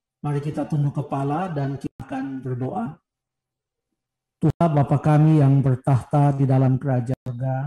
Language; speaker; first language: Indonesian; native; Indonesian